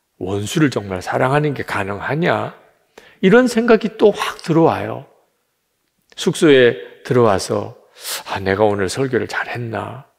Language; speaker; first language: Korean; native; Korean